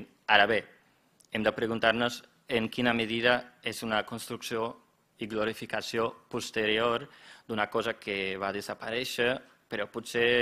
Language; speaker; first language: Catalan; non-native, fluent; German